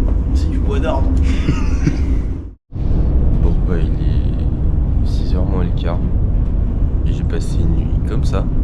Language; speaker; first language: French; native; French